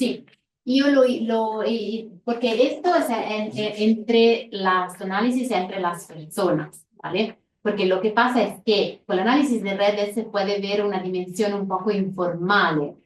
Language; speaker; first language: Spanish; non-native, fluent; Italian